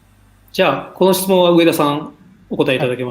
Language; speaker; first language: Japanese; native; Japanese